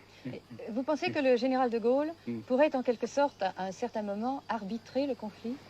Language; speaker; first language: French; native; French